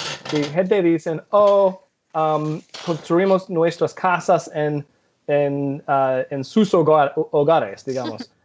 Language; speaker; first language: Spanish; non-native, fluent; English